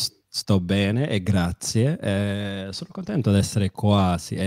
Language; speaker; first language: Italian; non-native, fluent; English